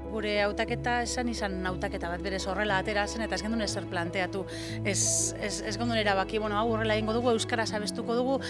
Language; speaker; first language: Basque; native; Basque